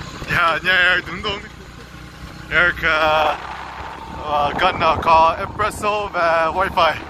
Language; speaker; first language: Vietnamese; non-native, learner; English